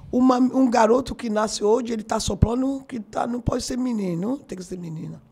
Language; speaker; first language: Portuguese; non-native, fluent; Yoruba